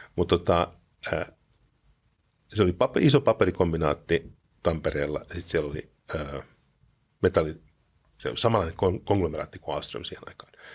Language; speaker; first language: Finnish; early bilingual, heritage; Finnish